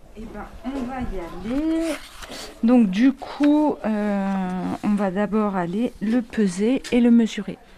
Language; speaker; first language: French; native; French